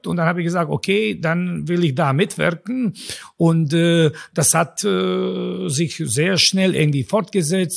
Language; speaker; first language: German; non-native, fluent; Croatian